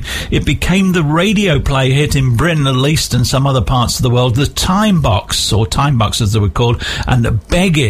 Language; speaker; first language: English; native; English